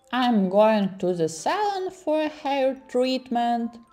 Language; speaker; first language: English; non-native, learner; Ukrainian